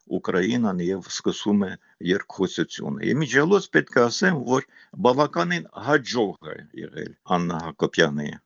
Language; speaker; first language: Armenian; non-native, fluent; Ukrainian